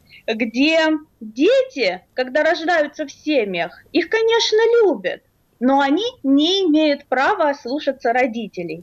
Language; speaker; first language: Russian; native; Russian